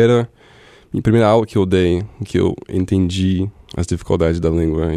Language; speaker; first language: Portuguese; non-native, fluent; English